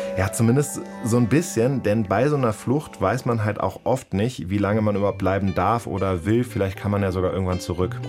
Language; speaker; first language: German; native; German